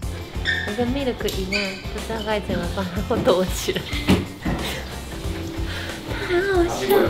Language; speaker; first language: Chinese; non-native, fluent; Japanese